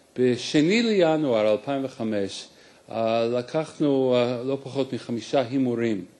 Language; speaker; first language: Hebrew; non-native, fluent; English